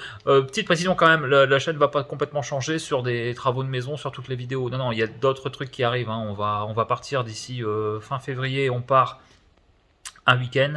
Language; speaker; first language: French; native; French